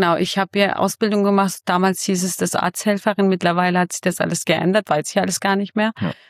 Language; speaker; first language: German; early bilingual, other home language; Kurdish